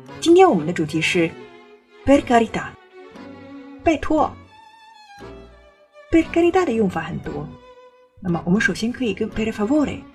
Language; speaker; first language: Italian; non-native, fluent; Chinese